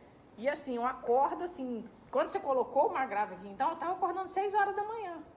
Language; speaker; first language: Portuguese; native; Portuguese